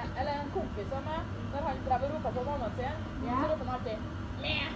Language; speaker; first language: Norwegian; native; Norwegian